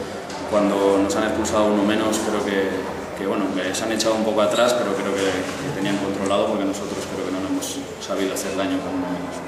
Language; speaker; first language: Spanish; native; Spanish